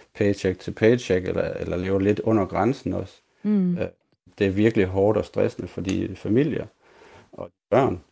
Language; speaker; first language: Danish; native; Danish